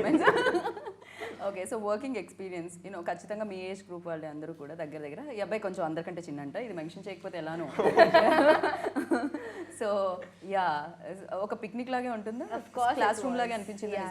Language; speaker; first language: Telugu; native; Telugu